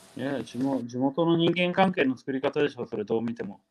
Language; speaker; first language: Japanese; native; Japanese